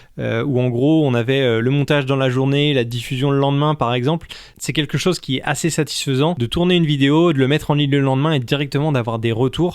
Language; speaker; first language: French; native; French